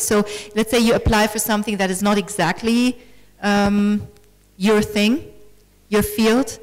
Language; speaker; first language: English; non-native, fluent; German